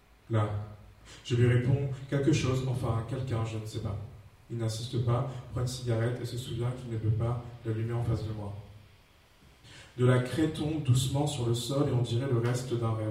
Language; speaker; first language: French; native; French